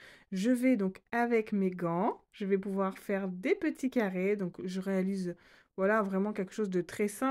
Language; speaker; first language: French; native; French